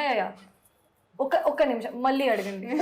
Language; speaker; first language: Telugu; non-native, fluent; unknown